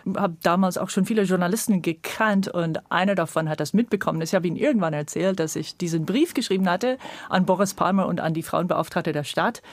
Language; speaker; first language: German; non-native, fluent; English